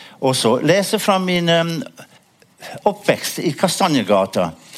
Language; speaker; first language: Norwegian; non-native, fluent; English